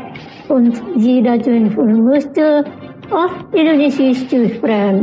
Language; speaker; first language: German; non-native, learner; Indonesian